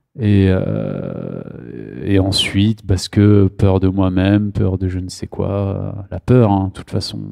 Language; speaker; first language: French; native; French